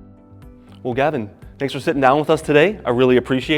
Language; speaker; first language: English; native; English